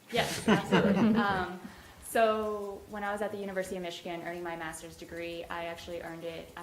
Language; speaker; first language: English; native; English